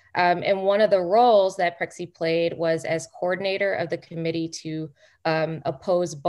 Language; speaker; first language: English; native; English